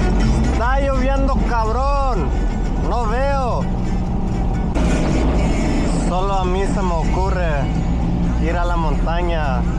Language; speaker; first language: Spanish; early bilingual, heritage; Spanish